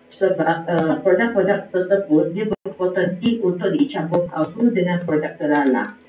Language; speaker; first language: Malay; non-native, local second language; Chinese